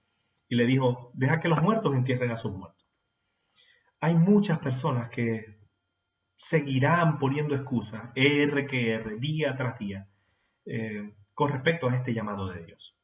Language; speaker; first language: Spanish; native; Spanish